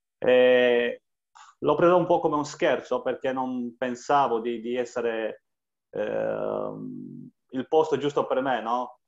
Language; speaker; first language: Italian; non-native, fluent; Romanian